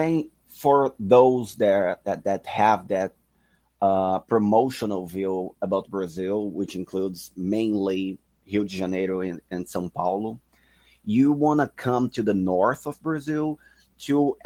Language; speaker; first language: English; non-native, fluent; Portuguese